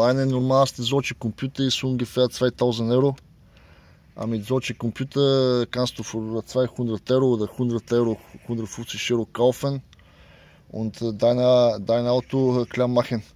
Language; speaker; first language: German; non-native, learner; Bulgarian